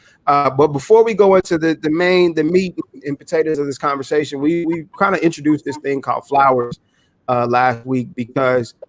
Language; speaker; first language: English; native; English